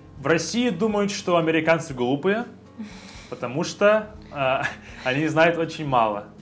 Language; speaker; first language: Russian; native; Russian